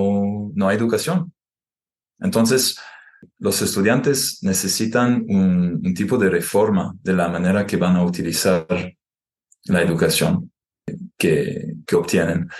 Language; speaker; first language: Spanish; non-native, fluent; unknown